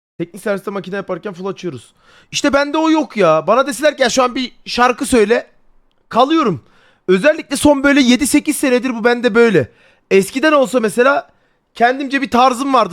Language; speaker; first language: Turkish; native; Turkish